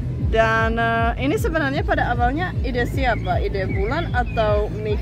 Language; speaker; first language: Indonesian; non-native, fluent; Czech